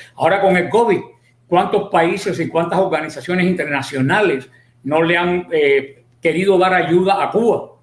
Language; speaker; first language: Spanish; native; Spanish